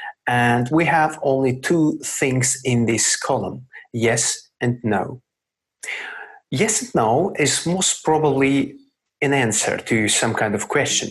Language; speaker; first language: English; non-native, fluent; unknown